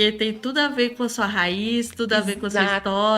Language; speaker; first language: Portuguese; native; Portuguese